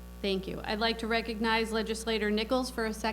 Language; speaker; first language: English; native; English